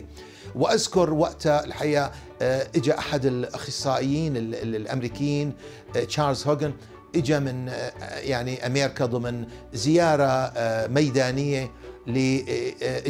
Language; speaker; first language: Arabic; native; Arabic